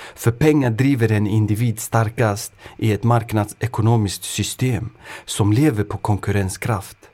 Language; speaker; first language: Swedish; native; Swedish